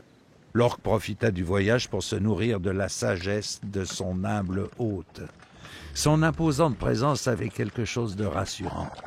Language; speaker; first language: French; native; French